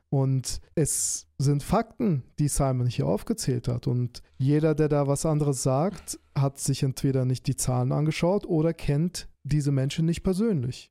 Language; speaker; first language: German; early bilingual, other home language; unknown